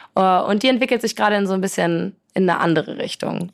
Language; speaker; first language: German; early bilingual, other home language; Polish